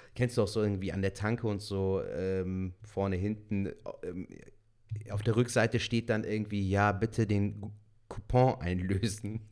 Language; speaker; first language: German; early bilingual, other home language; Turkish